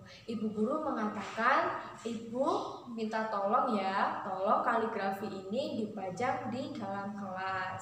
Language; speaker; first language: Indonesian; native; Indonesian